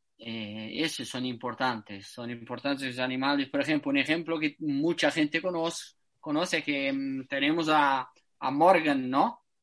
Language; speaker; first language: Spanish; non-native, fluent; Italian